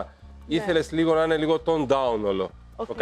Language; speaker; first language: Greek; native; Greek